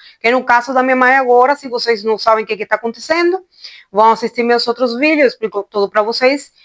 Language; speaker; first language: Portuguese; non-native, fluent; Spanish